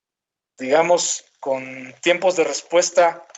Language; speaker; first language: Spanish; native; Spanish